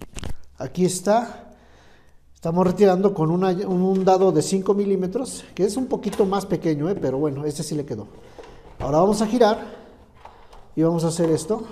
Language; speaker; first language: Spanish; native; Spanish